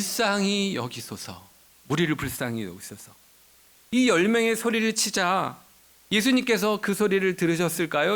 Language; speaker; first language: Korean; native; Korean